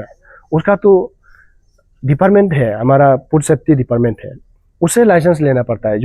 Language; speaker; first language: Hindi; non-native, local second language; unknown